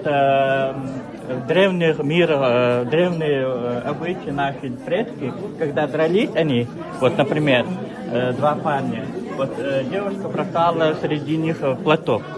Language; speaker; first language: Russian; non-native, local second language; Ingush